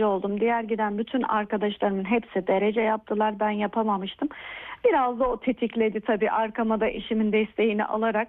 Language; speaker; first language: Turkish; native; Turkish